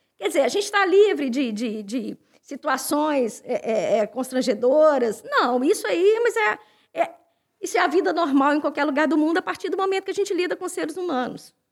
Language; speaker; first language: Portuguese; native; Portuguese